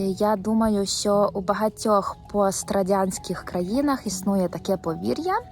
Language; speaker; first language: Ukrainian; native; Ukrainian